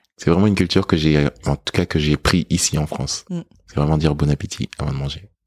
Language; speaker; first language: French; early bilingual, other home language; English